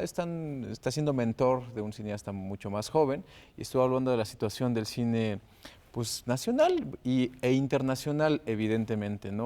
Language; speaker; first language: Spanish; native; Spanish